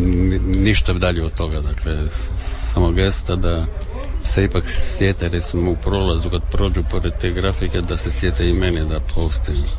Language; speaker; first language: Serbian; native; Serbian